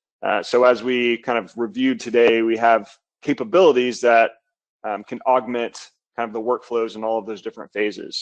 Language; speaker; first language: English; native; English